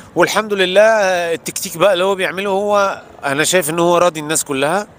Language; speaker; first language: Arabic; native; Arabic